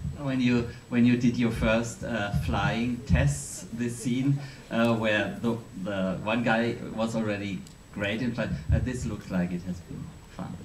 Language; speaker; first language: English; non-native, fluent; German